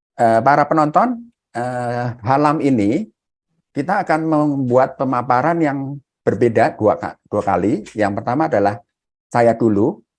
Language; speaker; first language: Indonesian; native; Indonesian